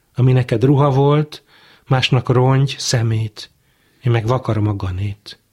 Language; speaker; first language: Hungarian; native; Hungarian